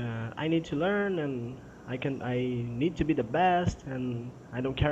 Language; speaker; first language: English; non-native, fluent; Portuguese